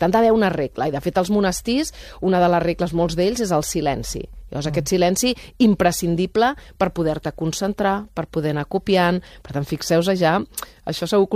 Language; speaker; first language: Catalan; native; Catalan